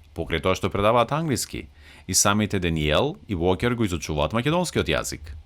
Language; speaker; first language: Macedonian; native; Macedonian